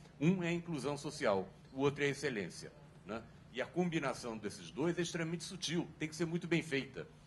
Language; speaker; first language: Portuguese; native; Portuguese